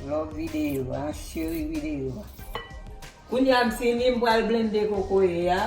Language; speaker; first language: French; non-native, learner; Haitian Creole